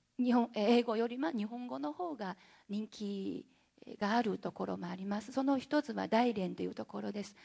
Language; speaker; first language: Japanese; non-native, fluent; Chinese